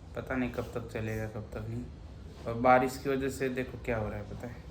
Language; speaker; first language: Hindi; non-native, local second language; Marathi